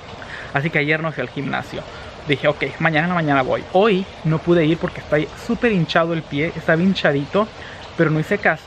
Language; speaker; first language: Spanish; native; Spanish